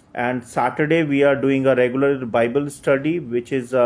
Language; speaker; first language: English; non-native, local second language; Hindi